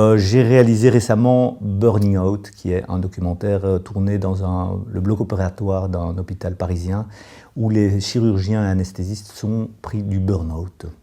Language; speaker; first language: French; native; French